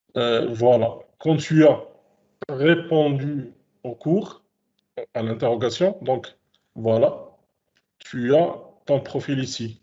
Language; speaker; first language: French; non-native, local second language; Arabic